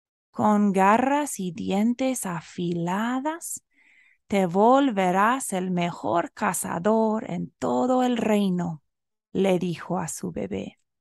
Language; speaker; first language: Spanish; non-native, fluent; English